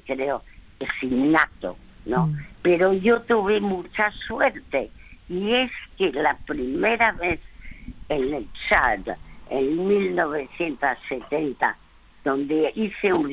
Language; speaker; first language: Spanish; early bilingual, other home language; French